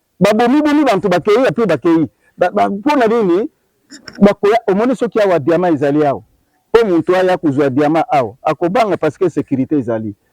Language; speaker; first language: Lingala; non-native, local second language; Kongo